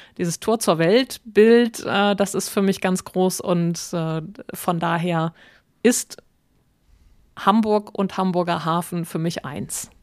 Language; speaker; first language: German; native; German